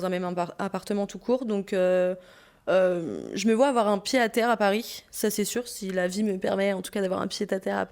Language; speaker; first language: French; native; French